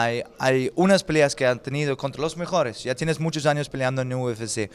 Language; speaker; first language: Spanish; non-native, fluent; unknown